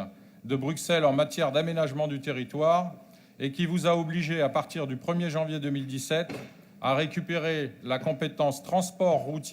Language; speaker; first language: French; native; French